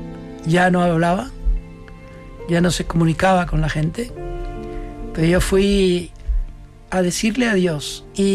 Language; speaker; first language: Spanish; native; Spanish